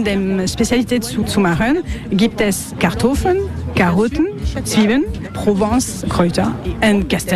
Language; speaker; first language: German; non-native, learner; French